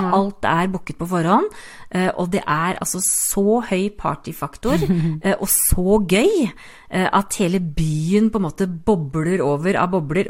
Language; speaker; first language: Norwegian; native; Norwegian